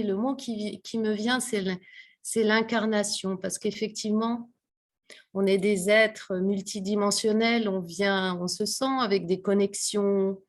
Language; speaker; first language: French; native; French